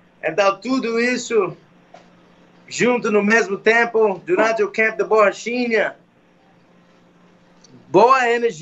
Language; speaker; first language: Portuguese; non-native, fluent; English